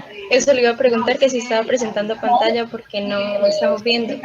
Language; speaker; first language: Spanish; native; Spanish